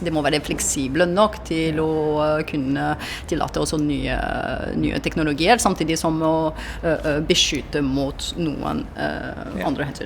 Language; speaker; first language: Norwegian; non-native, fluent; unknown